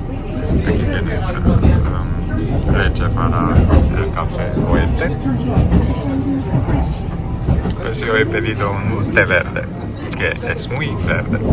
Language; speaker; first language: Spanish; non-native, fluent; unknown